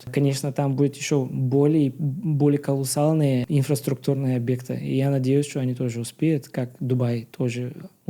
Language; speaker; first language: Russian; non-native, learner; Bulgarian